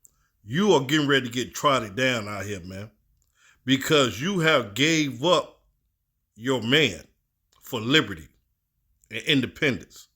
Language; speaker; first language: English; native; English